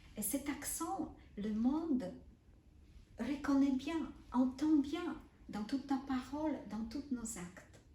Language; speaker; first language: French; non-native, fluent; Polish